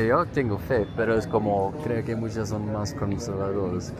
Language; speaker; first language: Spanish; non-native, fluent; Swedish